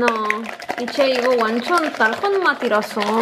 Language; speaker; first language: Korean; non-native, learner; Spanish